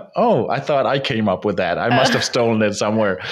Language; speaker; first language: English; non-native, fluent; Danish